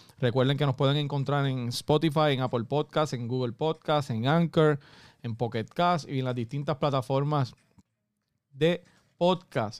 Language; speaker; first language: Spanish; native; Spanish